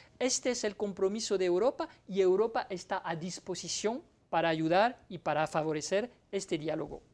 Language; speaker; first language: Spanish; non-native, fluent; French